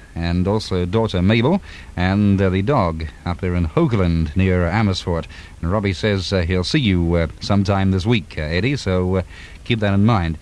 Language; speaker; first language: English; native; English